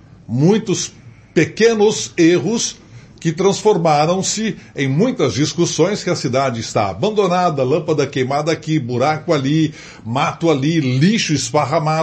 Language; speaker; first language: Portuguese; native; Portuguese